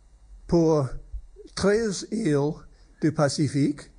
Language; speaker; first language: French; non-native, learner; English